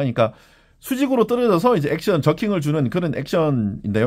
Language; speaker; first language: Korean; native; Korean